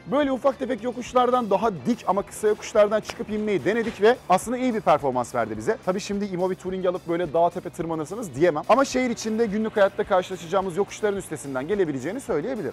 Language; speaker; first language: Turkish; native; Turkish